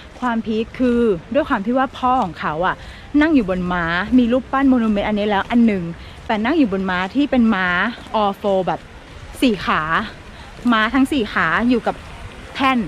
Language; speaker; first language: Thai; native; Thai